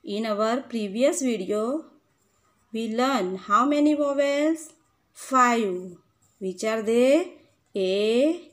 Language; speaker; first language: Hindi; non-native, local second language; Gujarati